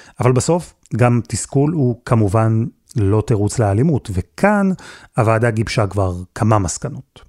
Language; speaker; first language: Hebrew; native; Hebrew